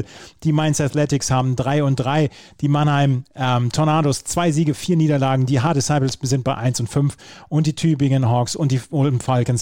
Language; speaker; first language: German; native; German